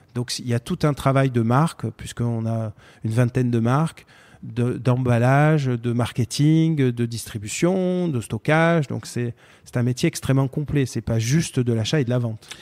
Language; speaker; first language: French; native; French